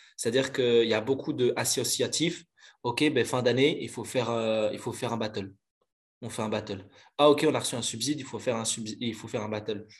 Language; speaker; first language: French; native; French